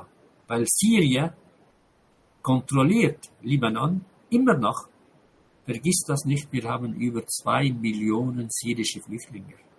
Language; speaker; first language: German; non-native, fluent; Arabic